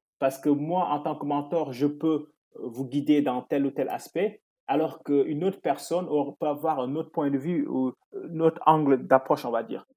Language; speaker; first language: French; non-native, local second language; Wolof